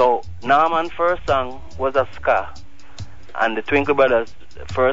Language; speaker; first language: English; non-native, local second language; Jamaican Creole English